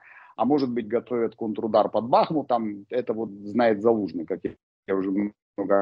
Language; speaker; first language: Russian; native; Russian